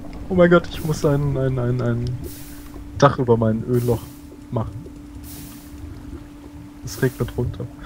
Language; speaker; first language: German; native; German